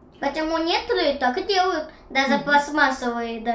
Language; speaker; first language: Russian; early bilingual, heritage; Russian